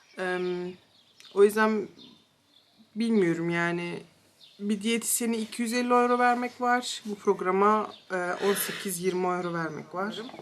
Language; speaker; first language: Turkish; early bilingual, heritage; Turkish